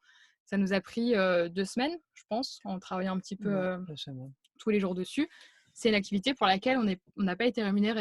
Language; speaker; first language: French; native; French